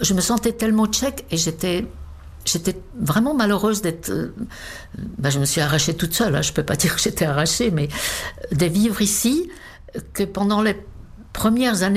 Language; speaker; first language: French; non-native, fluent; Czech